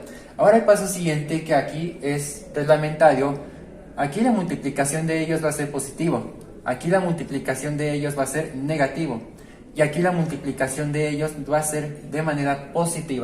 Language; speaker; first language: Spanish; native; Spanish